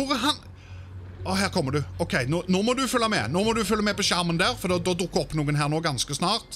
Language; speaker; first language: Norwegian; native; Norwegian